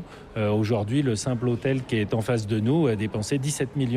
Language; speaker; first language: French; native; French